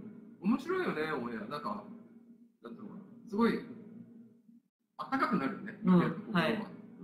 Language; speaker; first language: Japanese; native; Japanese